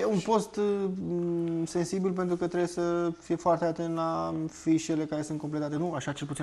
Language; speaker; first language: Romanian; native; Romanian